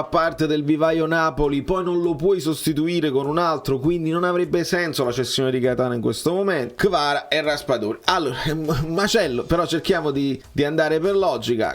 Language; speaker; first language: Italian; native; Italian